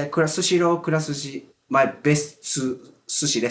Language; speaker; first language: English; non-native, learner; Japanese